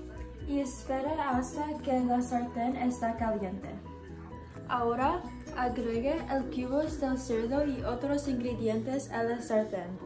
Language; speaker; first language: Spanish; non-native, learner; English